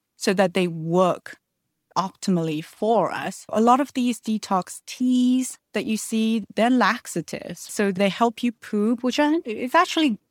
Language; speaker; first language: English; early bilingual, other home language; Chinese